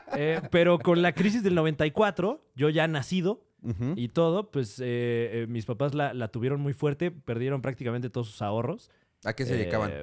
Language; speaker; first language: Spanish; native; Spanish